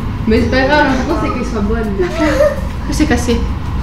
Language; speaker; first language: French; native; French